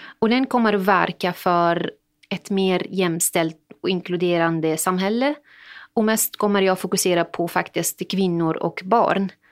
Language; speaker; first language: Swedish; non-native, fluent; Arabic